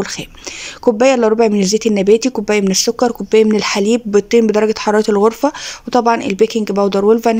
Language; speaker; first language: Arabic; native; Arabic